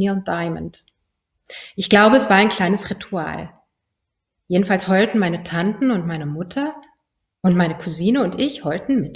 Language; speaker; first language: German; early bilingual, other home language; Persian